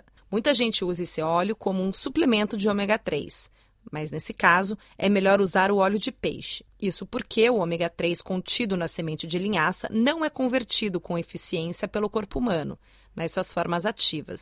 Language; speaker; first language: Portuguese; native; Portuguese